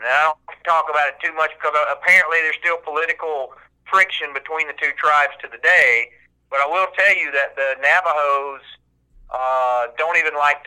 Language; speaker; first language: English; native; English